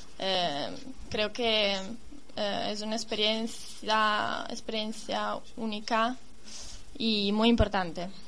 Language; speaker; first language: Spanish; non-native, learner; Italian